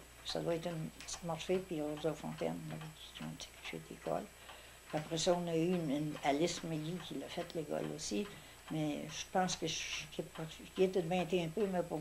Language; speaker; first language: French; native; French